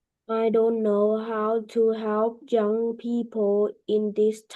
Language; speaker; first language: English; non-native, learner; Vietnamese